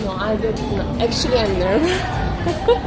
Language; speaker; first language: English; non-native, learner; Chinese